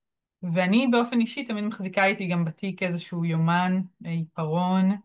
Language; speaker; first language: Hebrew; native; Hebrew